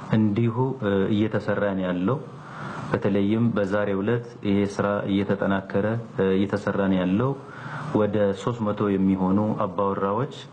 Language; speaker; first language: Amharic; non-native, local second language; Oromo